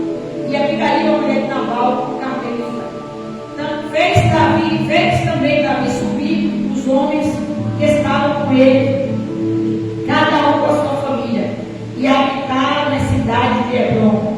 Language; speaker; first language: Portuguese; native; Portuguese